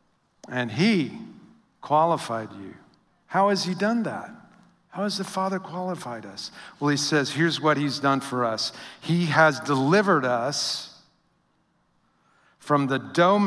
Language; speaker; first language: English; native; English